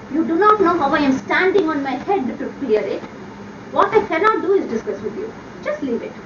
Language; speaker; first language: English; non-native, local second language; Tamil